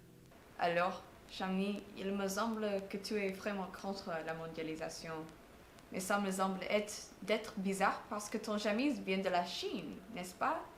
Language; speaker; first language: French; non-native, fluent; English